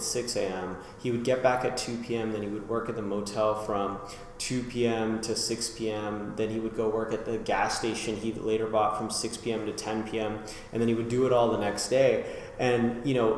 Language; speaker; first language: English; native; English